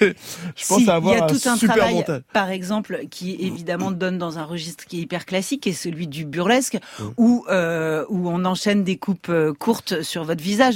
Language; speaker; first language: French; native; French